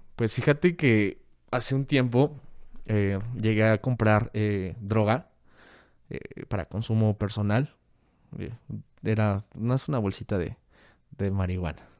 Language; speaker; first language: Spanish; native; Spanish